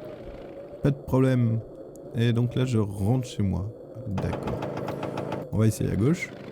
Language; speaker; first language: French; native; French